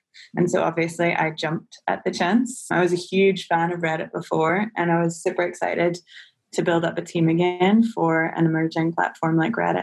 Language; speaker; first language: English; native; English